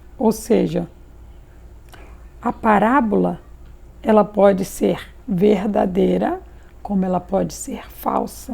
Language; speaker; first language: Portuguese; native; Portuguese